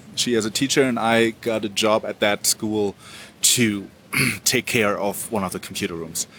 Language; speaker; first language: English; non-native, fluent; German